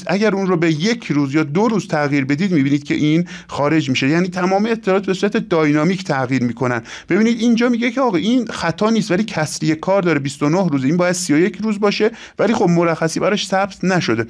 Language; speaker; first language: Persian; native; Persian